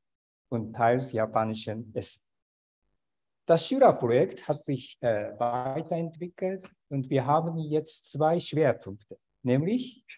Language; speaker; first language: German; non-native, fluent; Japanese